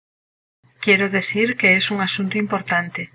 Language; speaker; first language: Spanish; non-native, learner; English